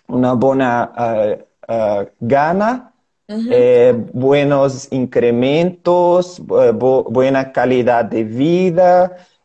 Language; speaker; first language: Spanish; non-native, learner; Portuguese